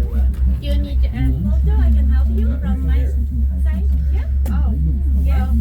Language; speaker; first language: English; non-native, learner; Chinese